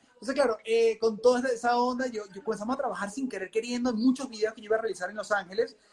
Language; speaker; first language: Spanish; native; Spanish